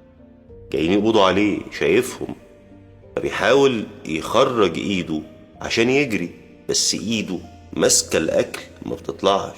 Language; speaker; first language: Arabic; native; Arabic